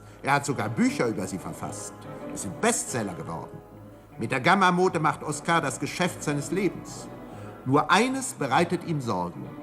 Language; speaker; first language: German; native; German